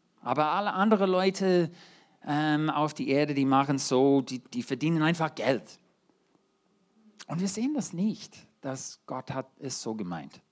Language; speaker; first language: German; non-native, fluent; English